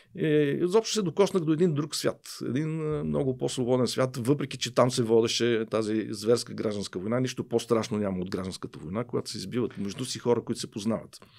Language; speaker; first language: Bulgarian; native; Bulgarian